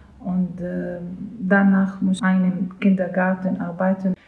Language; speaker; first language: German; non-native, learner; Arabic